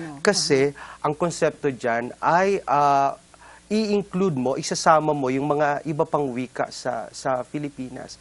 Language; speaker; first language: Filipino; non-native, local second language; Waray